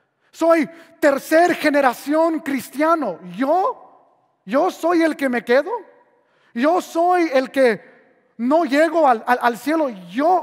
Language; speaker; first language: Spanish; early bilingual, heritage; Spanish